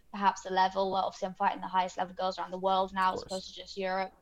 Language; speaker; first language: English; native; English